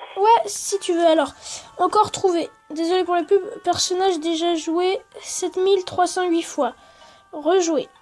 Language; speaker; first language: French; native; French